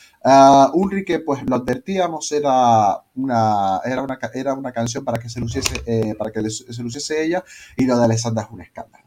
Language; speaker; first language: Spanish; native; Spanish